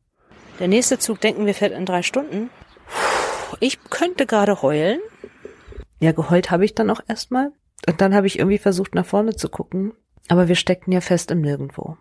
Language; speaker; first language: German; native; German